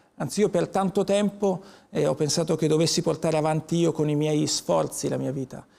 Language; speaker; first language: Italian; native; Italian